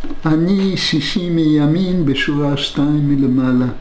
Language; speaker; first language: Hebrew; non-native, fluent; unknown